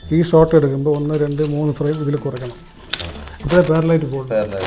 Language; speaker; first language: Malayalam; native; Malayalam